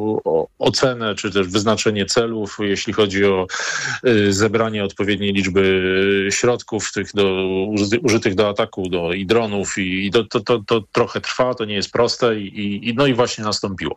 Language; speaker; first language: Polish; native; Polish